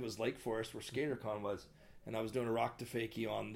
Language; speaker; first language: English; native; English